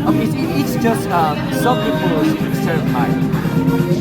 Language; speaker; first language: English; non-native, learner; Korean